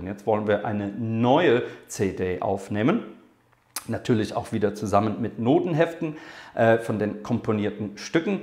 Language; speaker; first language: German; non-native, fluent; English